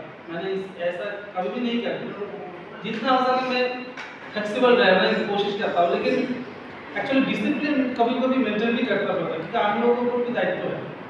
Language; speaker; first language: Hindi; non-native, local second language; Bangla